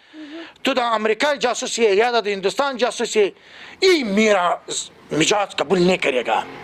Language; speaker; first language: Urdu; non-native, learner; Pashto